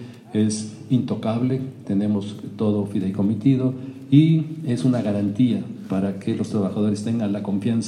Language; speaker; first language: Spanish; native; Spanish